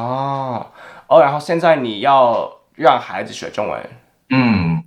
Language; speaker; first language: Chinese; non-native, fluent; English